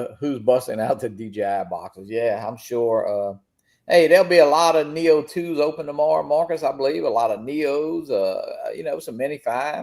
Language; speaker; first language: English; native; English